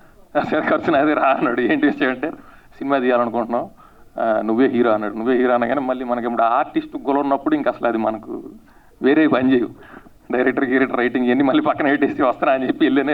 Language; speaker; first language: Telugu; native; Telugu